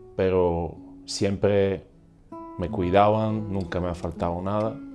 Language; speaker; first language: Spanish; non-native, fluent; Bulgarian